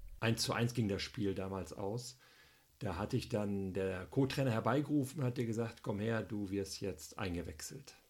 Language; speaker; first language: German; native; German